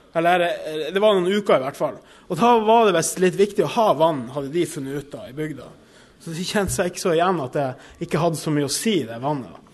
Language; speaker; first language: Norwegian; native; Norwegian